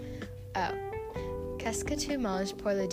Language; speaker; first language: French; non-native, learner; English